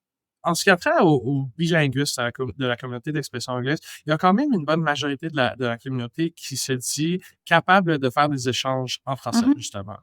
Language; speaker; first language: French; non-native, local second language; English